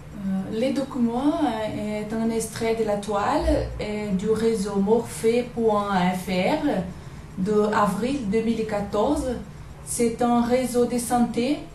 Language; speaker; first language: French; non-native, learner; Portuguese